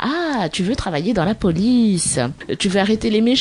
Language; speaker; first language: French; native; French